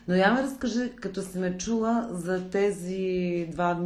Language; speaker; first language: Bulgarian; native; Bulgarian